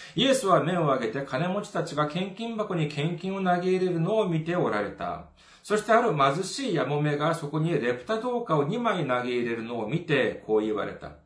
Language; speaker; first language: Japanese; non-native, fluent; Korean